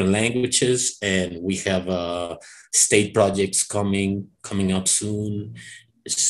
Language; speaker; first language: English; non-native, fluent; Spanish